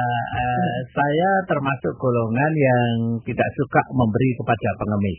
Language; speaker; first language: Indonesian; non-native, local second language; Javanese